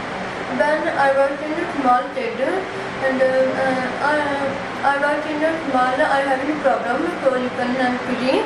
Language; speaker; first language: English; non-native, learner; Punjabi